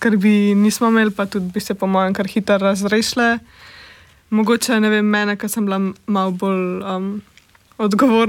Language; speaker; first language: Slovenian; native; Slovenian